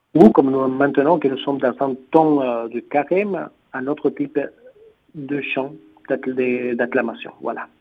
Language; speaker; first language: French; non-native, fluent; Spanish